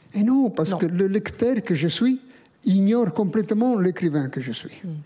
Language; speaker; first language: French; non-native, fluent; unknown